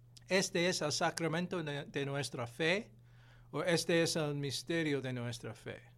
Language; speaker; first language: Spanish; non-native, fluent; English